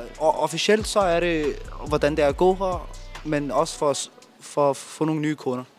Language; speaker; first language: Danish; early bilingual, other home language; Turkish